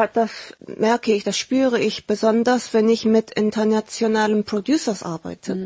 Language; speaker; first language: German; early bilingual, heritage; Korean